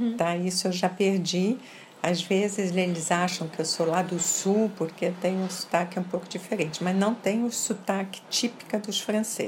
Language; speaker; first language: Portuguese; early bilingual, other home language; French